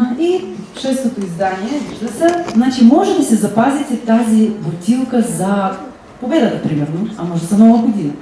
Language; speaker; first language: Bulgarian; early bilingual, heritage; Bulgarian